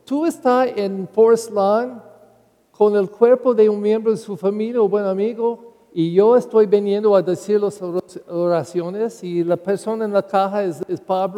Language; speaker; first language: Spanish; non-native, learner; English